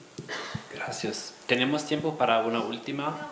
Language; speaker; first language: Spanish; non-native, fluent; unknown